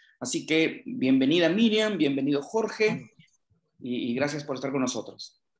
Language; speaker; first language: Spanish; native; Spanish